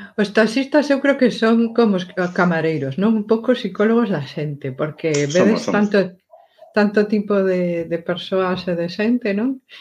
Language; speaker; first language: Galician; non-native, local second language; Spanish